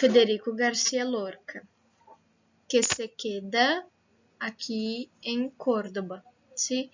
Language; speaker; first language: Spanish; non-native, fluent; Portuguese